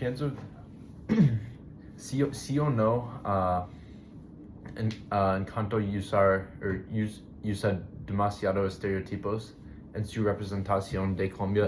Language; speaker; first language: Spanish; non-native, learner; English